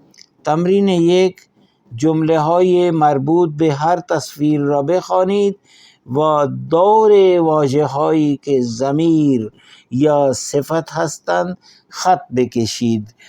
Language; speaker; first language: Persian; non-native, fluent; Urdu